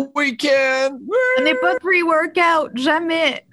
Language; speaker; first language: French; native; French